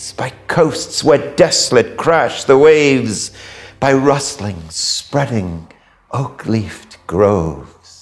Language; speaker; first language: English; native; English